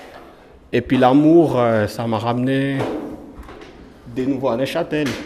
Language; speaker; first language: French; non-native, fluent; Portuguese